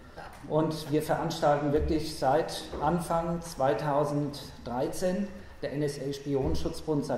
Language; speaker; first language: German; native; German